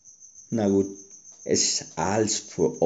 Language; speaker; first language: German; non-native, learner; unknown